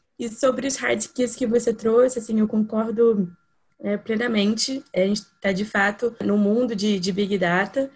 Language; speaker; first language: Portuguese; native; Portuguese